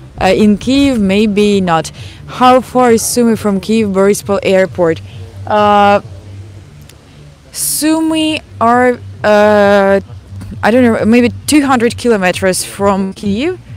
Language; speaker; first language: English; non-native, fluent; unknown